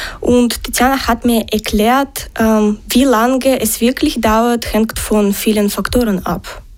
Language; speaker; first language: German; non-native, learner; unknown